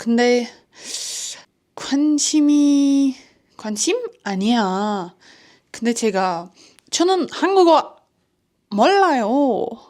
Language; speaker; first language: Korean; non-native, learner; Turkish